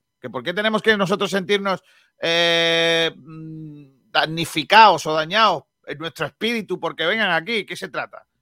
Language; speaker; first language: Spanish; native; Spanish